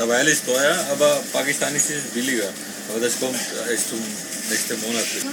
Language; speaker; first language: German; non-native, local second language; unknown